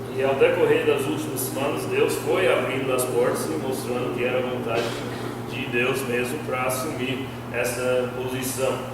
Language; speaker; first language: Portuguese; non-native, fluent; English